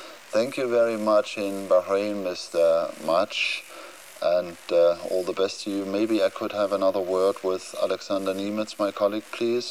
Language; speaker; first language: English; non-native, fluent; German